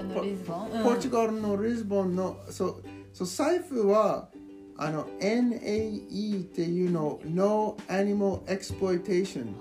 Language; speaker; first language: Japanese; non-native, learner; English